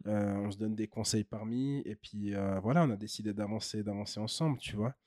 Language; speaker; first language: French; early bilingual, other home language; Kinyarwanda